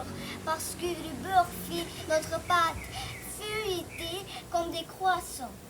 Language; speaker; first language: French; early bilingual, heritage; French